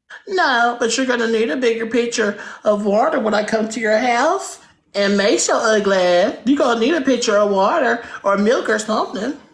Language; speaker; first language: English; native; English